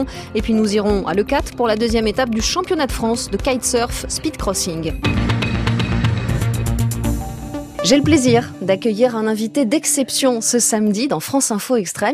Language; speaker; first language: French; native; French